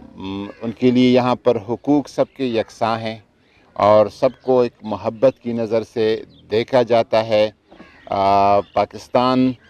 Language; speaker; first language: Urdu; non-native, local second language; Pashto